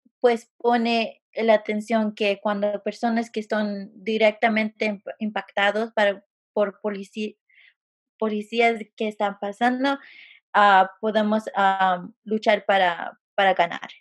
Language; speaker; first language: Spanish; early bilingual, heritage; Spanish